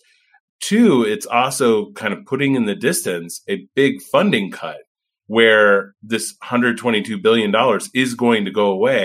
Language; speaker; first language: English; native; English